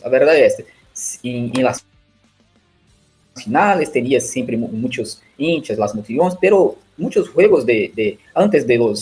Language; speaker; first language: Spanish; non-native, learner; Portuguese